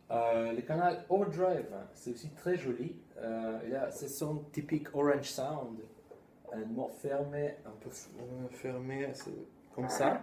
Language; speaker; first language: French; non-native, fluent; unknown